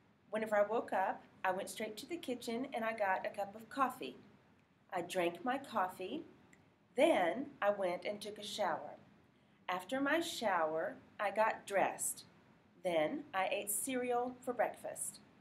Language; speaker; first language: English; native; English